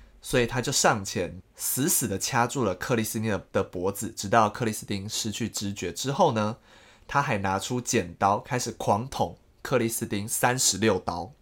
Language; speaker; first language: Chinese; native; Chinese